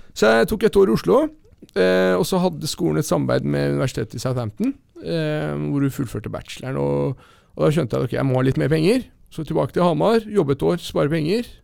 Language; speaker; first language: Norwegian; early bilingual, other home language; Persian